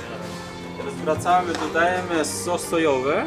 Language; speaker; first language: Polish; non-native, fluent; Chinese